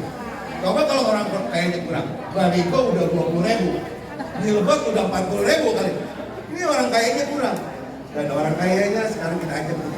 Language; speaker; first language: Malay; non-native, local second language; Sundanese